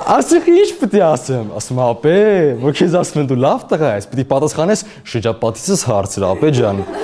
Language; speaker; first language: Armenian; early bilingual, heritage; Armenian